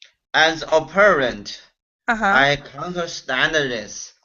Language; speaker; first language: English; non-native, learner; Chinese